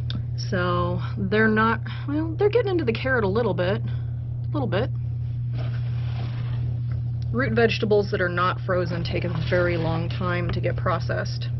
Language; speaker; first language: English; native; English